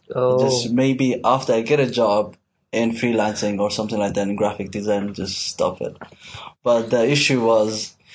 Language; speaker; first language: English; non-native, fluent; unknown